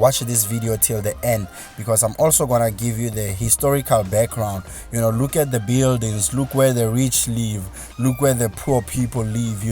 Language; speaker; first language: English; non-native, local second language; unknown